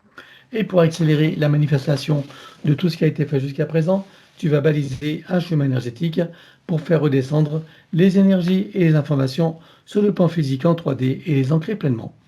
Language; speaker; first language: French; native; French